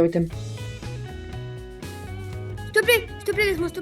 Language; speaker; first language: French; native; French